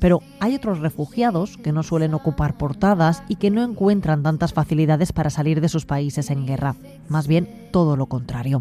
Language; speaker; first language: Spanish; native; Spanish